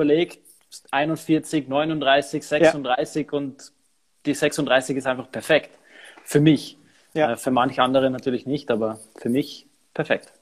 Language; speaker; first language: German; native; German